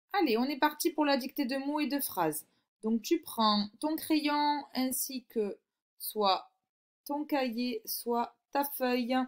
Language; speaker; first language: French; native; French